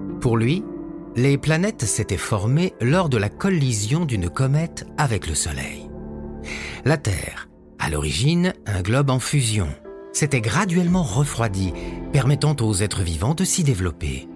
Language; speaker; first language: French; native; French